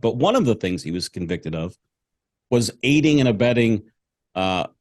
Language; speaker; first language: English; native; English